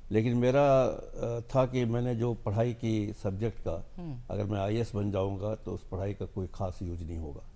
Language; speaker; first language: Hindi; non-native, local second language; Bangla